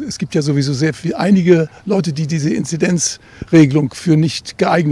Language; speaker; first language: German; native; German